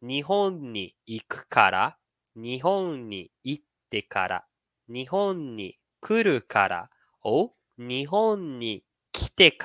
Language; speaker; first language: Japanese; non-native, learner; Portuguese